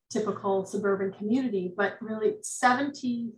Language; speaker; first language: English; native; English